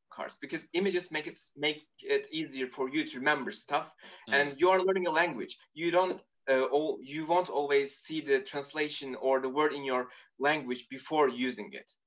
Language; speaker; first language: English; non-native, fluent; Turkish